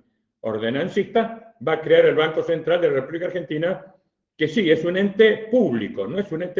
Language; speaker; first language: Spanish; native; Spanish